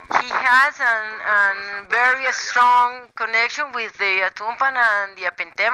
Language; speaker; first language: English; non-native, learner; Spanish